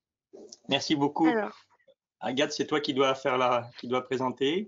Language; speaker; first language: French; native; French